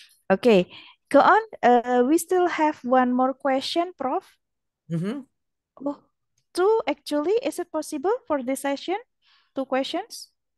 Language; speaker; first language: English; non-native, fluent; Indonesian